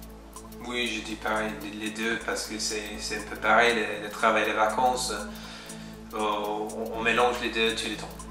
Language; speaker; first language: French; non-native, fluent; English